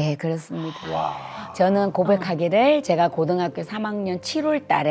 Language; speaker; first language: Korean; native; Korean